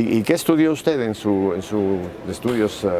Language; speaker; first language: Spanish; native; Spanish